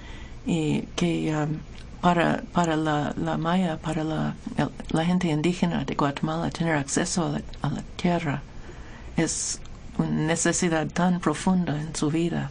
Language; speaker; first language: Spanish; non-native, fluent; English